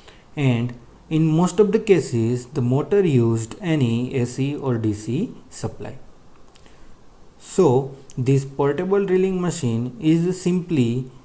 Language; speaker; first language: English; non-native, local second language; Gujarati